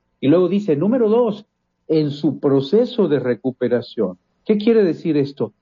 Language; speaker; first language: Spanish; native; Spanish